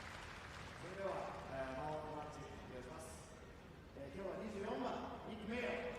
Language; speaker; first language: Japanese; native; Japanese